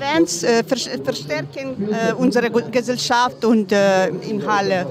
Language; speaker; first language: German; non-native, learner; Ukrainian